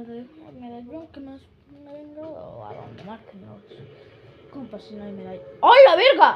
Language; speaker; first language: Spanish; native; Spanish